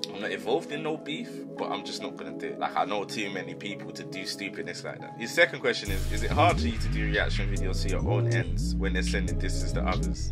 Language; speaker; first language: English; native; English